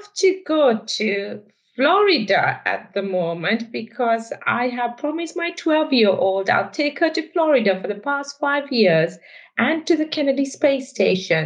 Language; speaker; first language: English; non-native, local second language; Sinhala